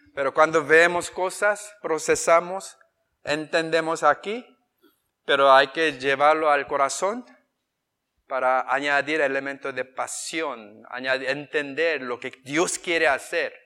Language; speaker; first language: Spanish; non-native, fluent; Korean